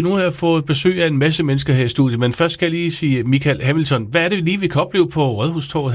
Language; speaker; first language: Danish; native; Danish